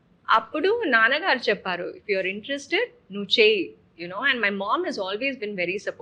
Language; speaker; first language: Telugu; non-native, local second language; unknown